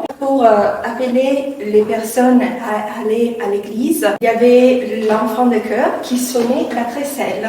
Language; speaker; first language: French; non-native, fluent; Italian